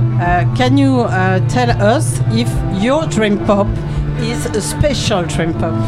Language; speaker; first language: English; non-native, learner; French